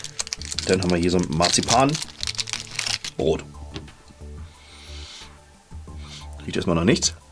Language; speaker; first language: German; native; German